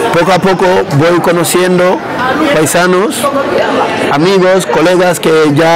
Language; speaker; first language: Spanish; non-native, fluent; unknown